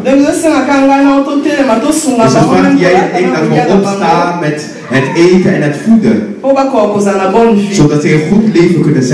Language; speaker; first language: Dutch; non-native, fluent; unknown